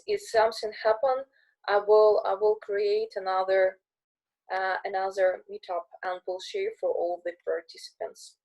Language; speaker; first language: English; non-native, learner; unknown